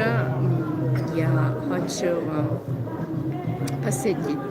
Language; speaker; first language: Russian; non-native, learner; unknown